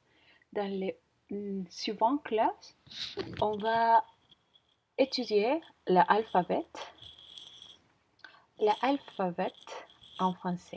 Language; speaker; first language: French; non-native, learner; Spanish